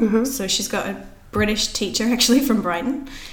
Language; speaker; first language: English; native; English